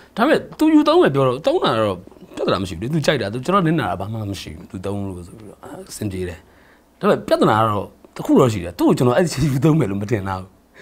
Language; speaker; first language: Burmese; native; Burmese